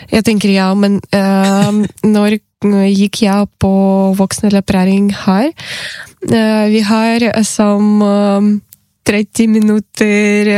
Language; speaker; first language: Norwegian; non-native, learner; Ukrainian